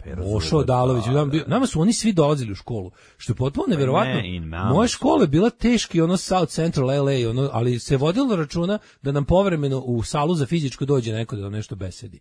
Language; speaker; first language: Serbian; native; Serbian